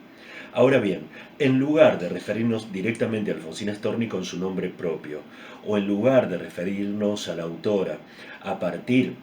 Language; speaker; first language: Spanish; native; Spanish